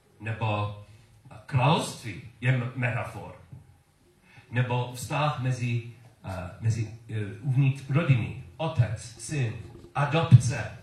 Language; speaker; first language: Czech; non-native, learner; English